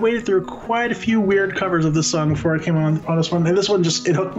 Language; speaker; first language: English; native; English